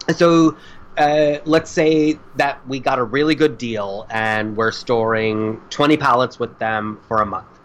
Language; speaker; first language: English; native; English